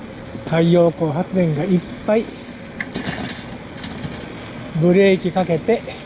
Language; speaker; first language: Japanese; native; Japanese